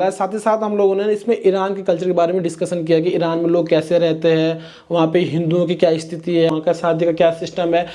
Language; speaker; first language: Hindi; native; Hindi